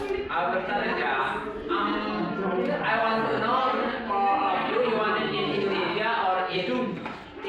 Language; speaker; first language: English; non-native, learner; Indonesian